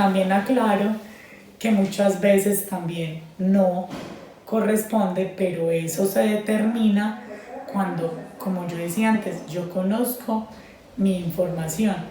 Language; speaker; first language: Spanish; native; Spanish